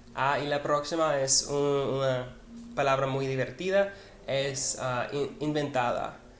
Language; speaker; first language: Spanish; non-native, learner; English